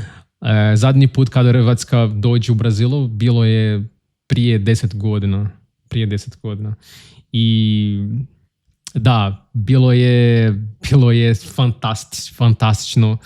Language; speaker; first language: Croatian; non-native, learner; Portuguese